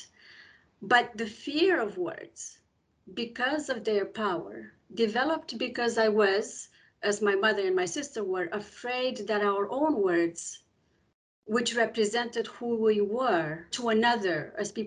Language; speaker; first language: English; non-native, fluent; Romanian